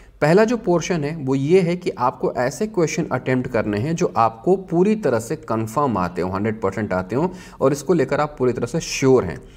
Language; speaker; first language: Hindi; native; Hindi